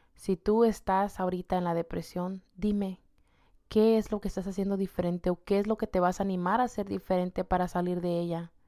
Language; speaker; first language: Spanish; native; Spanish